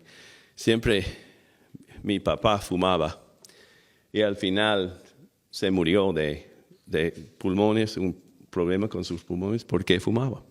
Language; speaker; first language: Spanish; non-native, fluent; English